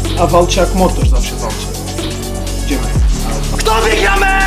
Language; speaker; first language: Polish; non-native, fluent; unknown